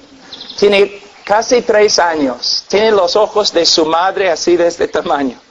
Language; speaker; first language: Spanish; non-native, fluent; English